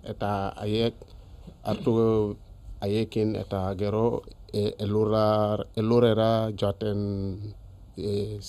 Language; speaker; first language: Basque; non-native, learner; Wolof